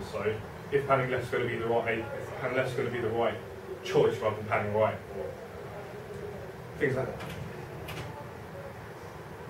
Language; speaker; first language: English; native; English